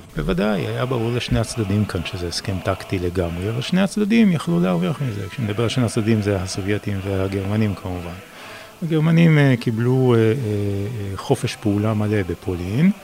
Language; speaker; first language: Hebrew; non-native, fluent; Polish